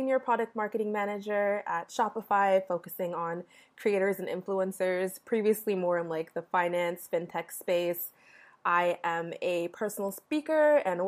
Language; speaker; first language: English; native; English